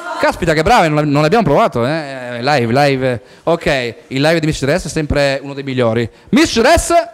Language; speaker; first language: Italian; native; Italian